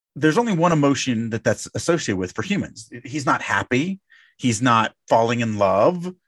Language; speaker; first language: English; native; English